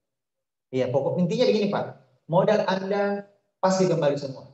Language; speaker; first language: Indonesian; native; Indonesian